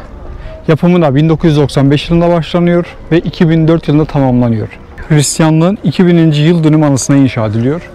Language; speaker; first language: Turkish; native; Turkish